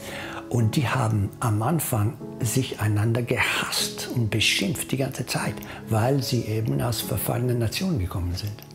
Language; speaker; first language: German; non-native, fluent; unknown